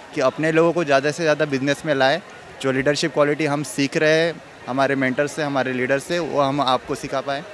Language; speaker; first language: Hindi; non-native, local second language; Marathi